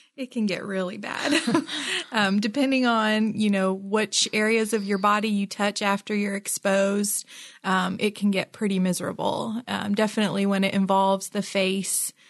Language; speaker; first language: English; non-native, local second language; Filipino